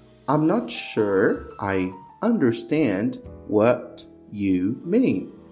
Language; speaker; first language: English; non-native, fluent; Portuguese